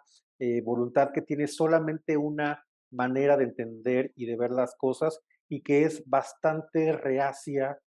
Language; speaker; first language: Spanish; native; Spanish